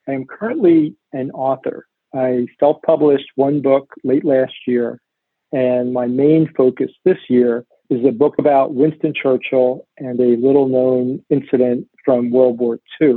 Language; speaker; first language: English; native; English